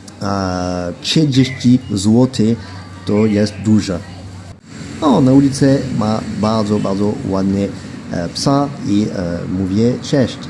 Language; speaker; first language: Polish; non-native, learner; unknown